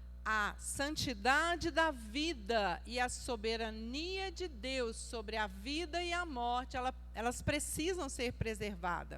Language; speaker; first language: Portuguese; native; Portuguese